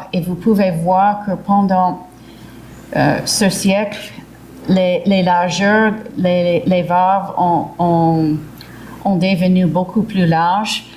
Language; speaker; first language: French; early bilingual, heritage; English